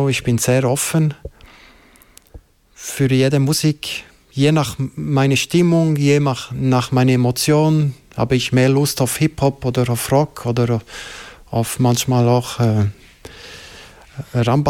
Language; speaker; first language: German; non-native, local second language; French